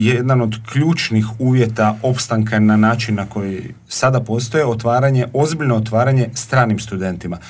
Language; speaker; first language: Croatian; native; Croatian